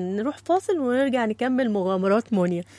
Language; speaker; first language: Arabic; native; Arabic